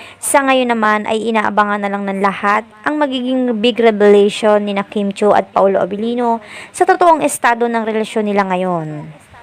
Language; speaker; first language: Filipino; native; Filipino